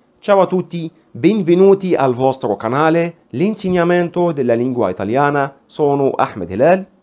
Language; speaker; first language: Italian; non-native, fluent; Arabic